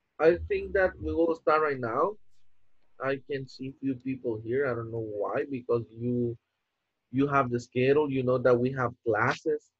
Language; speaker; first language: English; non-native, fluent; Spanish